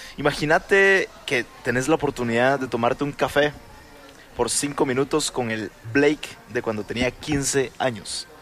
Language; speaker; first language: Spanish; native; Spanish